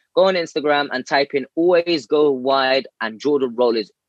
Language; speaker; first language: English; native; English